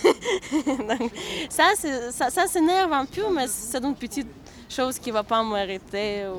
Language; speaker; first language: French; non-native, fluent; Russian